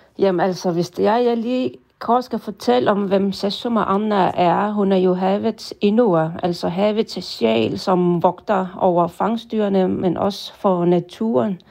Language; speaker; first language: Danish; non-native, local second language; Kalaallisut